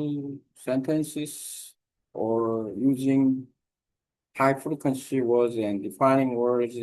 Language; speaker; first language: English; non-native, learner; Korean